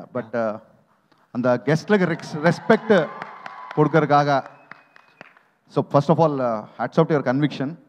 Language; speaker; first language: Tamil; non-native, learner; Telugu